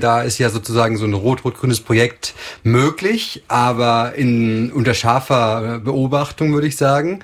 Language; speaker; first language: German; native; German